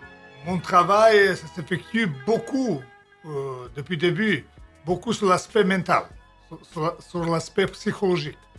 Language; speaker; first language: French; non-native, fluent; Serbian